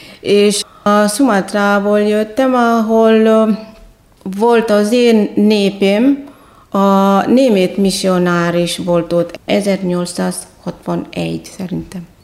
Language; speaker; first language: Hungarian; non-native, fluent; Indonesian